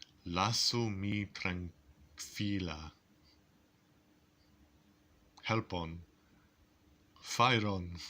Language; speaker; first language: Spanish; non-native, learner; English